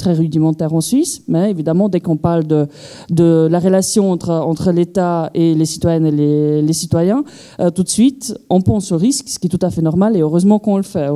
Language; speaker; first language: French; native; French